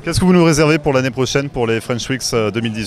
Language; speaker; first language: French; native; French